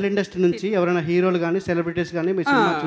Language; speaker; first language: Telugu; native; Telugu